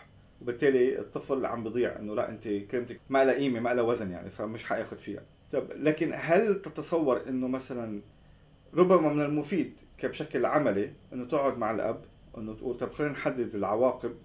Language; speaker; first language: Arabic; native; Arabic